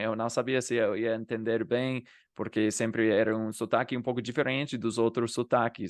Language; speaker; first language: Portuguese; non-native, fluent; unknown